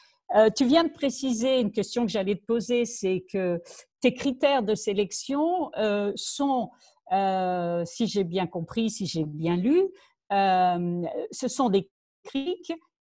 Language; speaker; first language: French; native; French